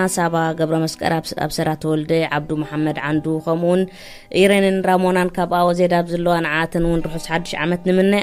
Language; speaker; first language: Tigrinya; native; Tigrinya